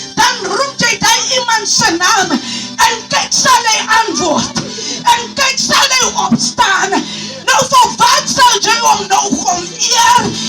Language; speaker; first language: Afrikaans; non-native, local second language; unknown